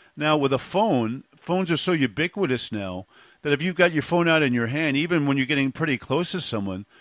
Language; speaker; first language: English; native; English